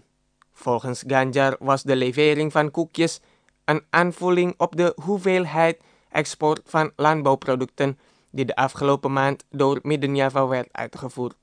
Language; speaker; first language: Dutch; non-native, fluent; Indonesian